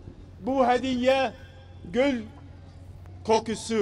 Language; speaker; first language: Turkish; non-native, fluent; Arabic